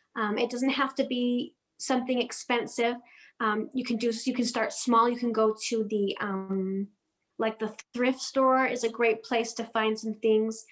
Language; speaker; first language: English; non-native, fluent; Danish